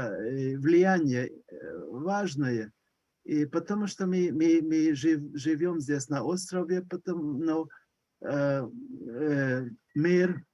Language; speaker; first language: Russian; non-native, learner; Hungarian